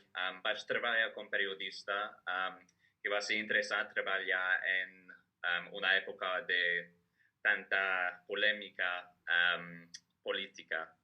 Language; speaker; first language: Catalan; non-native, fluent; English